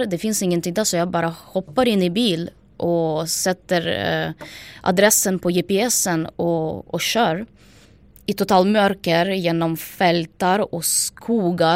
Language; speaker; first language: Swedish; non-native, fluent; Ukrainian